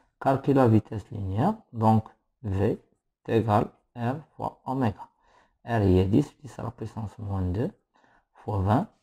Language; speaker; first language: French; non-native, local second language; Arabic